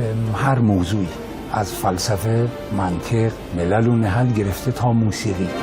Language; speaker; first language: Persian; native; Persian